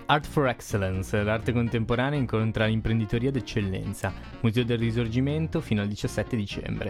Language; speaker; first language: Italian; native; Italian